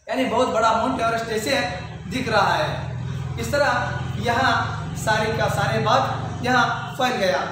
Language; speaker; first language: Hindi; non-native, local second language; Kannada